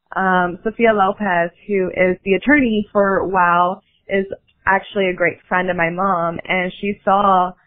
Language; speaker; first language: English; native; English